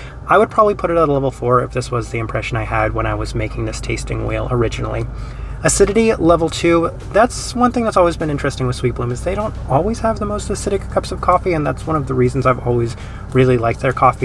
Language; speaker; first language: English; native; English